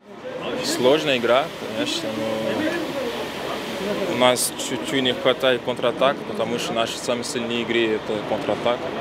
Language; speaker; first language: Russian; non-native, learner; Portuguese